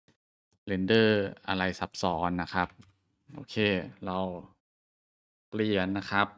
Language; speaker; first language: Thai; native; Thai